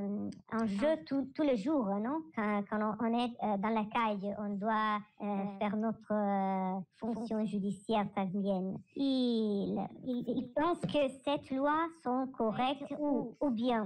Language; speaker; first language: French; non-native, learner; Italian